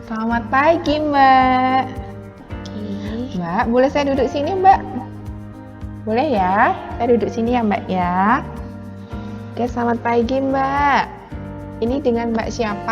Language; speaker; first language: Indonesian; native; Indonesian